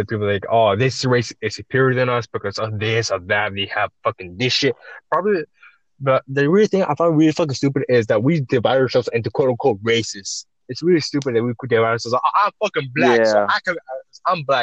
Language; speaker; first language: English; native; English